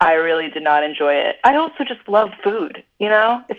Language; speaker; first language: English; native; English